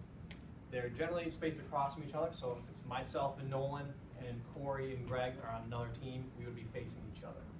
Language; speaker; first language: English; native; English